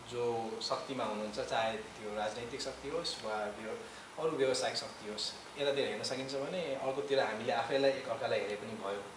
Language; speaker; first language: Nepali; native; Nepali